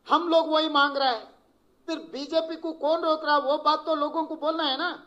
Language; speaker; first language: Hindi; non-native, local second language; Telugu